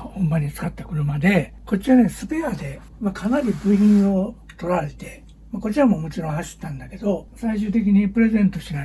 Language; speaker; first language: Japanese; native; Japanese